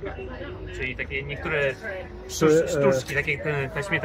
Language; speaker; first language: Polish; early bilingual, heritage; English